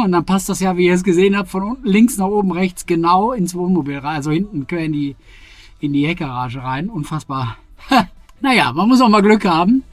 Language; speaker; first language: German; native; German